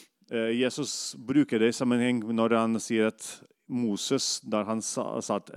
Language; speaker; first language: Norwegian; non-native, fluent; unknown